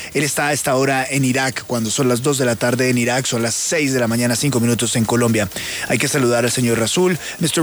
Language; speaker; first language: Spanish; native; Spanish